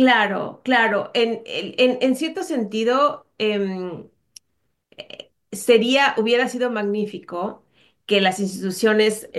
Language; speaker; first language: Spanish; native; Spanish